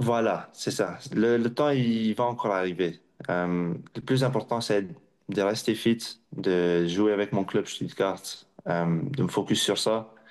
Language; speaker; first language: French; non-native, local second language; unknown